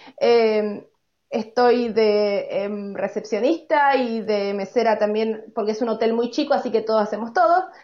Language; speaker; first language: Spanish; native; Spanish